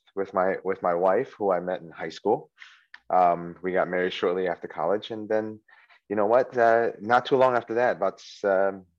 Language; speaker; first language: English; early bilingual, other home language; Chinese